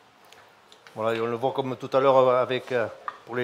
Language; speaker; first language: French; native; French